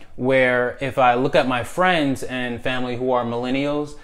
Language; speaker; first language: English; native; English